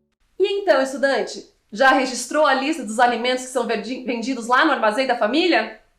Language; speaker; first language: Portuguese; native; Portuguese